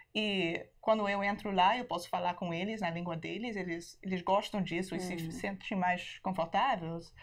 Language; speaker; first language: Portuguese; early bilingual, heritage; Portuguese